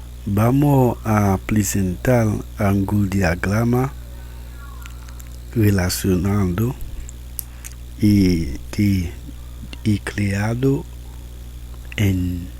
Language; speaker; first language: Spanish; non-native, learner; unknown